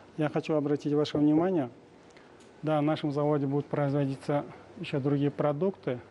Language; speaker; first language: Russian; non-native, local second language; Uzbek